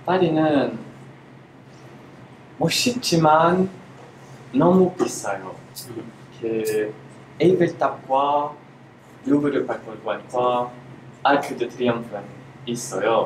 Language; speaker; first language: Korean; non-native, learner; French